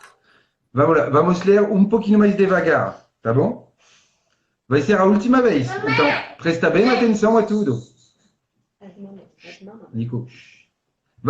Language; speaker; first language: Portuguese; non-native, fluent; French